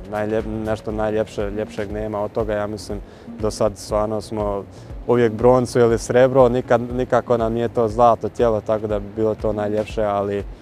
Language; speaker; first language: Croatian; early bilingual, heritage; Croatian